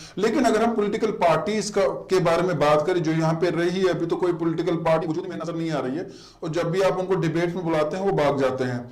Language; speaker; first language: Urdu; non-native, local second language; Kashmiri